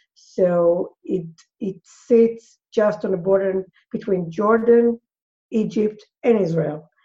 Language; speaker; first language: English; non-native, fluent; Hebrew